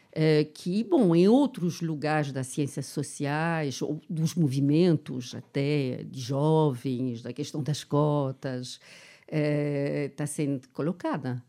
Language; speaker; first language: Portuguese; non-native, fluent; French